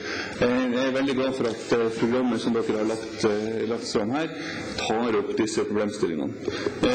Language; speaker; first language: Norwegian; native; Norwegian